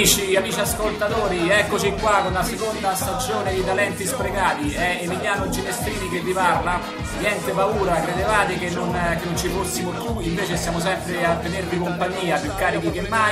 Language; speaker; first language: Italian; native; Italian